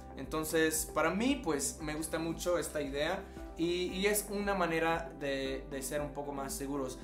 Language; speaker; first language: Spanish; non-native, fluent; English